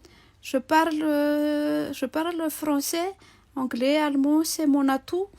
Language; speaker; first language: French; non-native, local second language; Malagasy